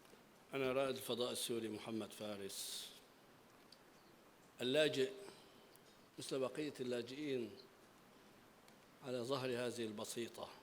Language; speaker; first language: Arabic; native; Arabic